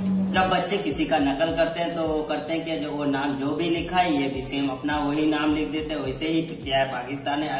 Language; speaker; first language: Hindi; native; Hindi